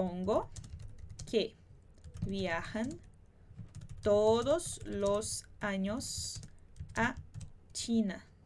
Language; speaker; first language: Spanish; non-native, fluent; Portuguese